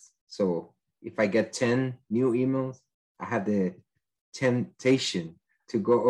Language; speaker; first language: English; non-native, fluent; Spanish